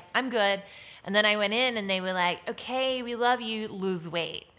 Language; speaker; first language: English; native; English